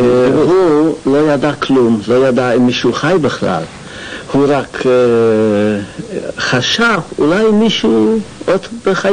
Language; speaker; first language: Hebrew; non-native, fluent; Yiddish